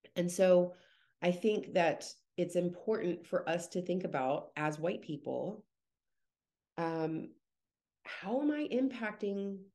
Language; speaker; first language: English; native; English